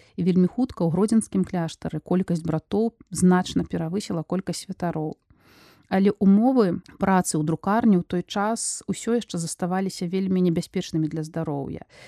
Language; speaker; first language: Belarusian; non-native, local second language; Russian